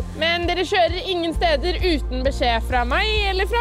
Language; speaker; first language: Norwegian; native; Norwegian